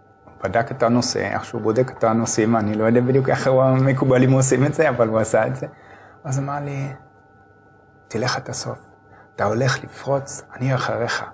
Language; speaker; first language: Hebrew; non-native, fluent; German